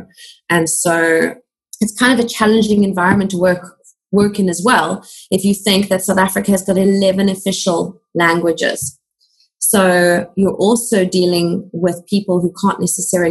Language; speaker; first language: English; native; English